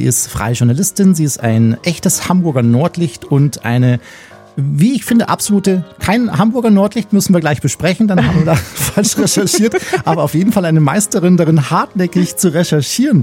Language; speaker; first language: German; native; German